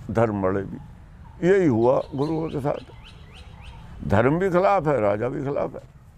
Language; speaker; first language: Hindi; non-native, local second language; Punjabi